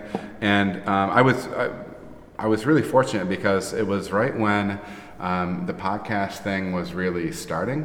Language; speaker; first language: English; native; English